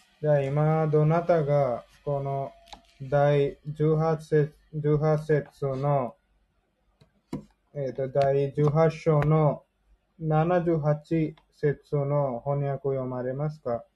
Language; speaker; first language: Japanese; non-native, learner; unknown